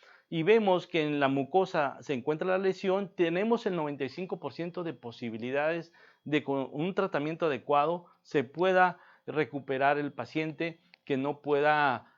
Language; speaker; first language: Spanish; native; Spanish